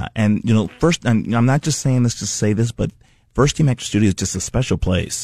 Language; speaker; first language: English; native; English